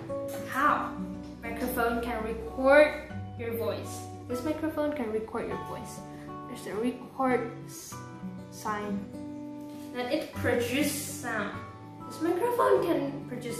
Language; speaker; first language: English; non-native, learner; Indonesian